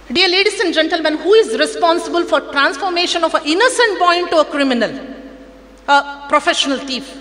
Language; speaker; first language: English; non-native, local second language; Kannada